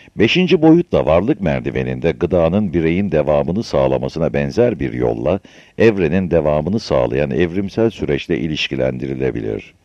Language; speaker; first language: Turkish; native; Turkish